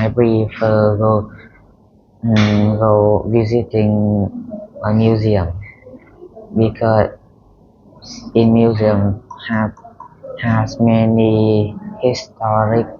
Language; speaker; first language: English; non-native, learner; Vietnamese